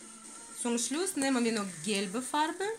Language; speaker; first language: German; non-native, learner; Russian